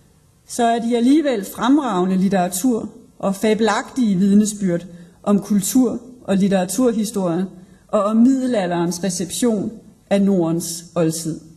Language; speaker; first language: Danish; native; Danish